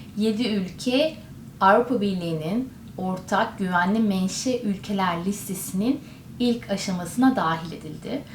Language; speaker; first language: Turkish; native; Turkish